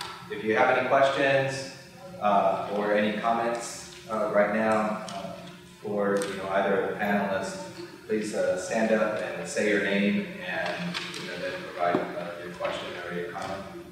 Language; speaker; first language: English; native; English